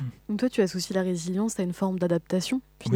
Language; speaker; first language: French; native; French